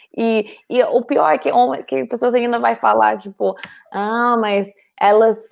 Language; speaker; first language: Portuguese; non-native, fluent; English